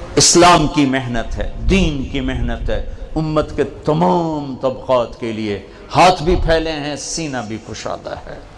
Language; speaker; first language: Urdu; non-native, local second language; Punjabi